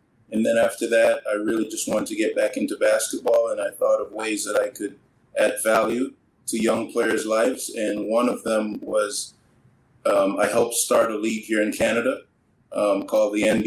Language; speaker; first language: English; native; English